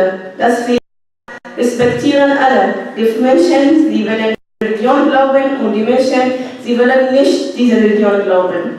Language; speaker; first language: German; non-native, learner; Arabic